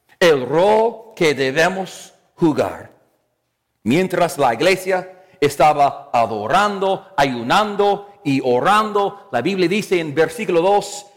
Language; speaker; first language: Spanish; non-native, fluent; English